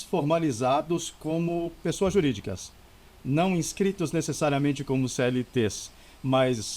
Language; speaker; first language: Portuguese; native; Portuguese